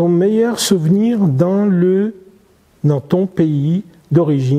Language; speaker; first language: French; non-native, fluent; Arabic